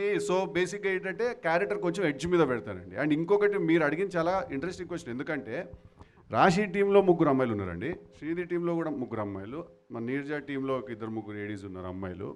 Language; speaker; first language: Telugu; native; Telugu